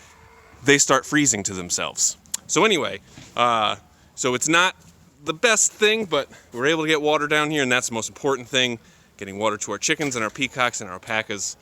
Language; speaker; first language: English; native; English